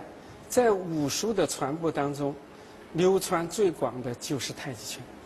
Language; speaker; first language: Chinese; native; Chinese